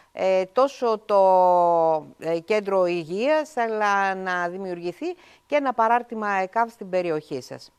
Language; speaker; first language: Greek; native; Greek